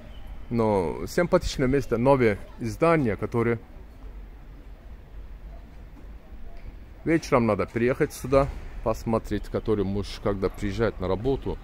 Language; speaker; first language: Russian; non-native, learner; Turkish